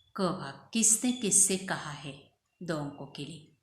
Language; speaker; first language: Hindi; non-native, local second language; Marathi